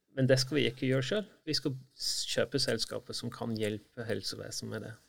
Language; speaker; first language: Norwegian; non-native, fluent; English